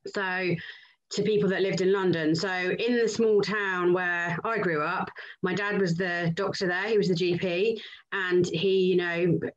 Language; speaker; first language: English; native; English